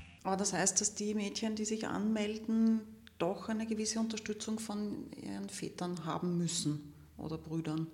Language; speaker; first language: German; native; German